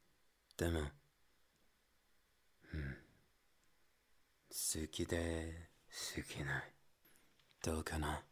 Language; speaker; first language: Japanese; non-native, learner; Spanish